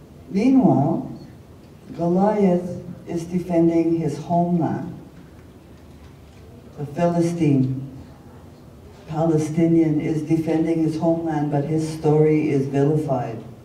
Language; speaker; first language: English; native; English